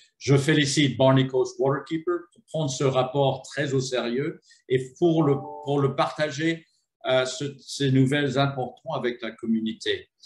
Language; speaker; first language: French; non-native, fluent; English